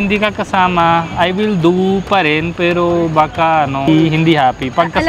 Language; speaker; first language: Filipino; non-native, learner; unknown